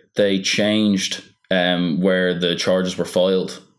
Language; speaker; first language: English; native; English